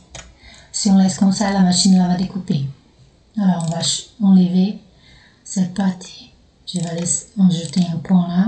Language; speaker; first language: French; non-native, fluent; Portuguese